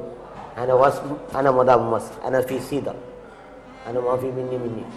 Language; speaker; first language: Arabic; non-native, learner; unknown